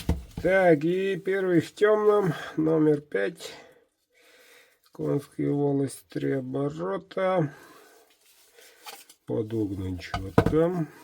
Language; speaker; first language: Russian; non-native, local second language; Yakut